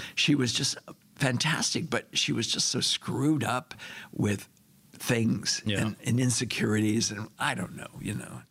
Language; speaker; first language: English; native; English